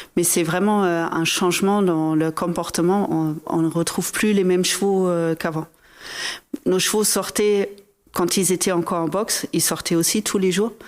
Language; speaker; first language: French; non-native, fluent; German